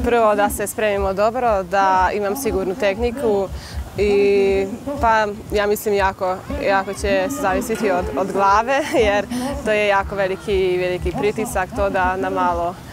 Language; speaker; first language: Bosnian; non-native, local second language; Hungarian